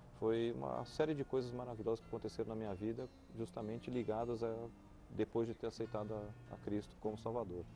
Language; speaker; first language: Portuguese; early bilingual, other home language; Spanish